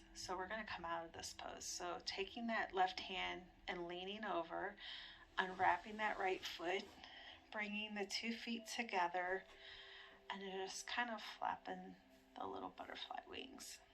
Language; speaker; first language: English; native; English